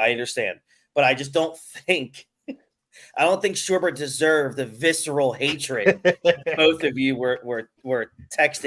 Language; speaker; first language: English; native; English